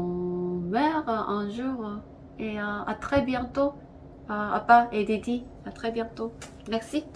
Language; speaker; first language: French; non-native, learner; Korean